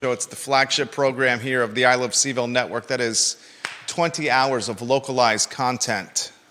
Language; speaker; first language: English; native; English